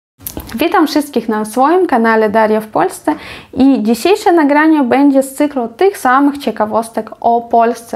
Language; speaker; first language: Polish; non-native, fluent; Ukrainian